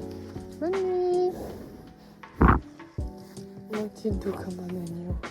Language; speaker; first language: French; native; French